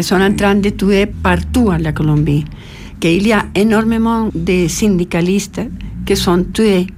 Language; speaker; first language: French; non-native, fluent; Spanish